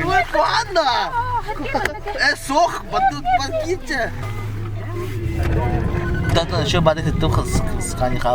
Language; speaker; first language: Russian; non-native, local second language; Yakut